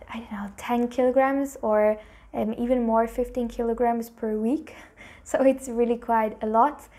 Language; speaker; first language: English; non-native, fluent; German